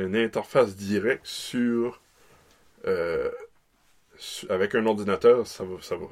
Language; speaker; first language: French; native; French